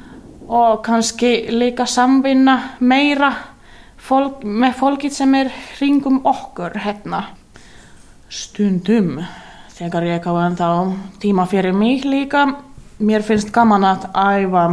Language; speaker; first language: Icelandic; non-native, learner; Finnish